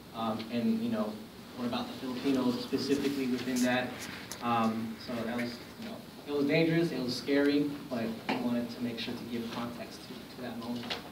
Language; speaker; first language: English; native; English